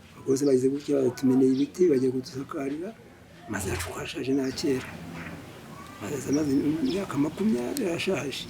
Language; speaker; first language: Kinyarwanda; native; Kinyarwanda